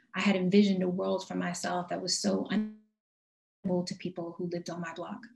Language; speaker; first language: English; native; English